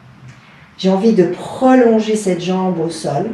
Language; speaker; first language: French; native; French